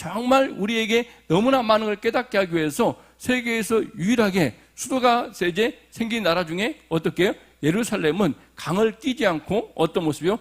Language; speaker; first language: Korean; native; Korean